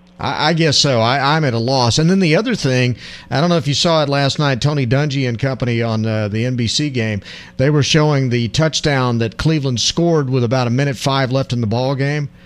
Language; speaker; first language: English; native; English